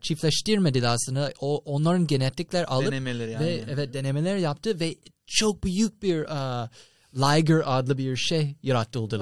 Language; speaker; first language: Turkish; non-native, fluent; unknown